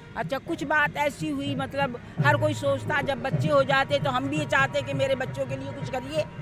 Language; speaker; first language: Hindi; native; Hindi